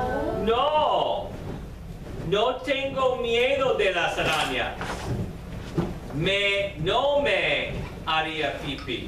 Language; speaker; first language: Spanish; non-native, fluent; English